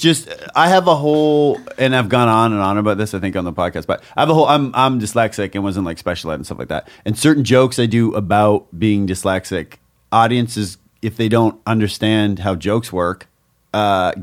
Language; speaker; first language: English; native; English